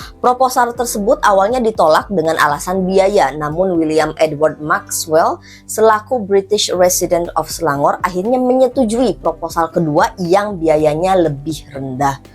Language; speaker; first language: Indonesian; native; Indonesian